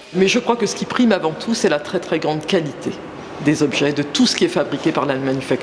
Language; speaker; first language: French; native; French